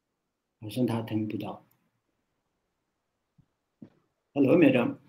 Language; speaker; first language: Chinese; non-native, fluent; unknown